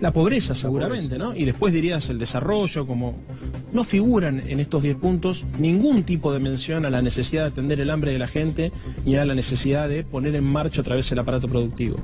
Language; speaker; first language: Spanish; native; Spanish